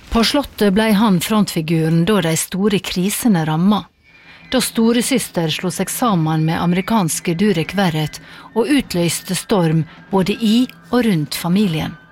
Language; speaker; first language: Norwegian; native; Norwegian